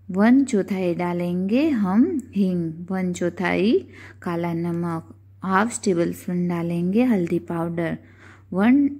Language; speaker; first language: Hindi; non-native, local second language; Gujarati